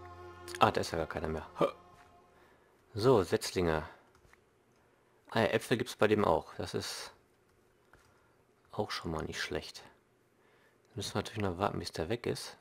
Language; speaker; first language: German; native; German